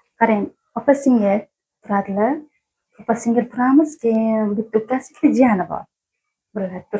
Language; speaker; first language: Uzbek; native; Uzbek